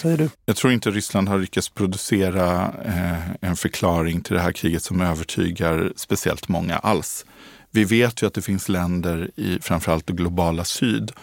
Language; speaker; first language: Swedish; native; Swedish